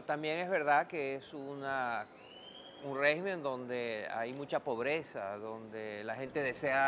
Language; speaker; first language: Spanish; native; Spanish